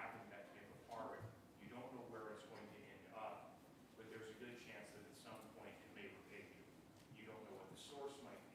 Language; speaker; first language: English; native; English